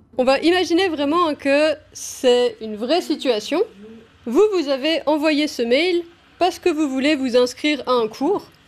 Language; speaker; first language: French; native; French